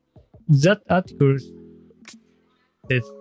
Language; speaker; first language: English; non-native, learner; Japanese